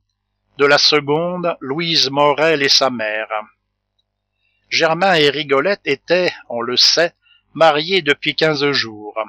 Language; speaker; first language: French; native; French